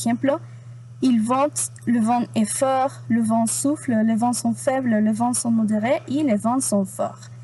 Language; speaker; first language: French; non-native, fluent; Spanish